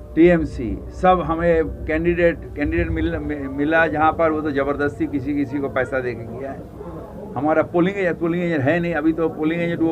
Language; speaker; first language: Hindi; non-native, local second language; Bangla